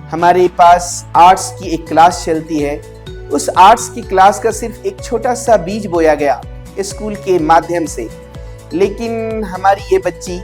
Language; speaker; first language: Hindi; native; Hindi